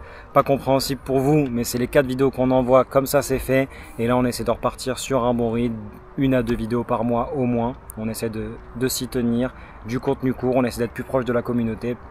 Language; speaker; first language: French; native; French